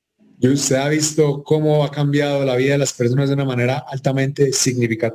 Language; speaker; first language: Spanish; native; Spanish